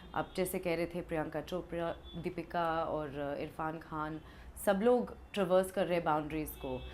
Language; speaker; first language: Hindi; early bilingual, heritage; English